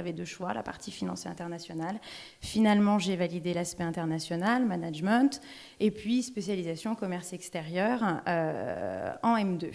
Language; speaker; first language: French; native; French